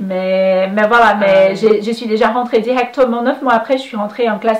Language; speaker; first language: French; non-native, fluent; Portuguese